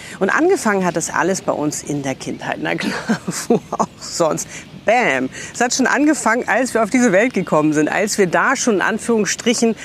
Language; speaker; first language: German; native; German